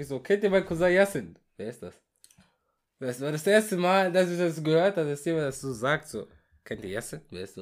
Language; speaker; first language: German; early bilingual, other home language; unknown